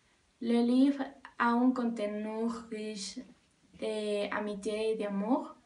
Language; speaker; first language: French; non-native, learner; Spanish